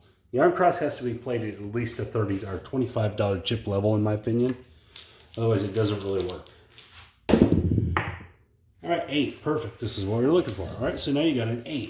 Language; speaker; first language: English; native; English